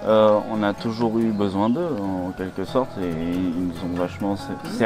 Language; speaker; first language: French; native; French